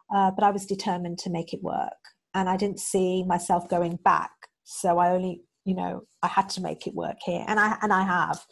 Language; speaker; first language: English; native; English